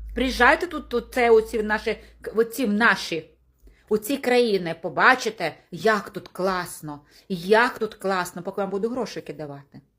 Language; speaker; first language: Ukrainian; non-native, local second language; Russian